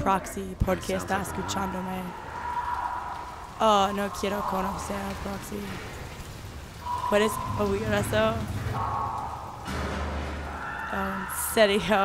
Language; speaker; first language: Spanish; non-native, learner; English